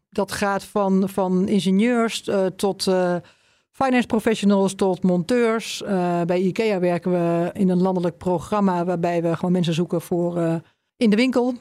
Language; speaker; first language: Dutch; native; Dutch